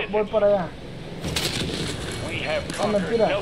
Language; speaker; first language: Spanish; native; Spanish